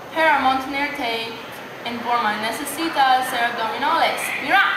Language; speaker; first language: Spanish; non-native, learner; English